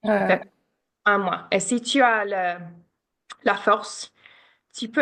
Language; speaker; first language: French; non-native, learner; English